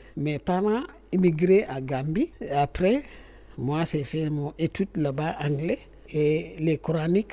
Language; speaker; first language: French; non-native, learner; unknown